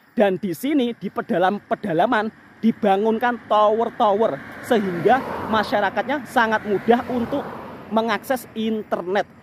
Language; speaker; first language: Indonesian; native; Indonesian